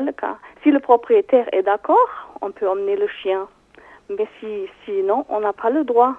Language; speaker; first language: French; non-native, fluent; German